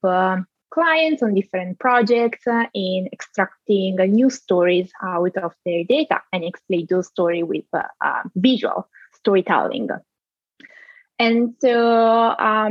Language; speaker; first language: English; non-native, fluent; Italian